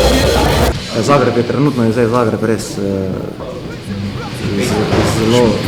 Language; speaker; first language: Slovenian; native; Slovenian